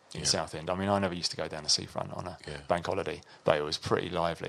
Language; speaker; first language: English; native; English